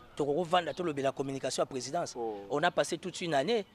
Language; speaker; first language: French; non-native, local second language; Lingala